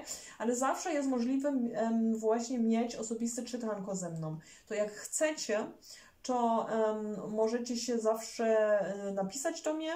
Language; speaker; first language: Polish; early bilingual, heritage; German